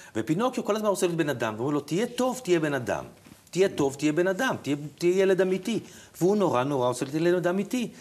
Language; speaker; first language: Hebrew; native; Hebrew